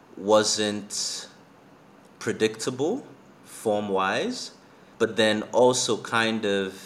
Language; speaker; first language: English; non-native, local second language; Yoruba